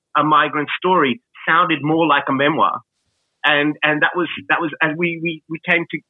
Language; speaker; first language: English; early bilingual, other home language; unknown